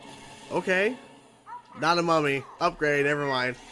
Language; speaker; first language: English; native; English